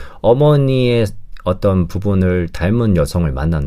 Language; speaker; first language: Korean; native; Korean